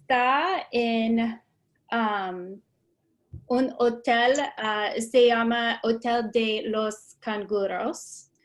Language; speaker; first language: Spanish; non-native, learner; English